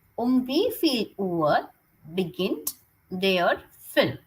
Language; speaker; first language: German; non-native, fluent; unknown